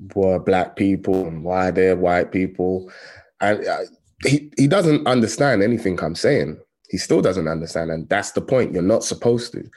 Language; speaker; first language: English; native; English